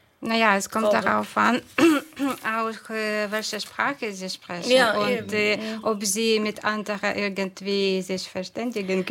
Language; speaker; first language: German; non-native, fluent; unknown